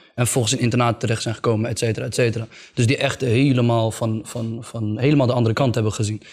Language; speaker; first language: Dutch; early bilingual, other home language; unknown